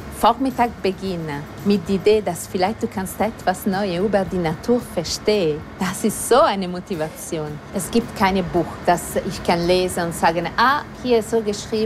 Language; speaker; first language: German; non-native, fluent; Italian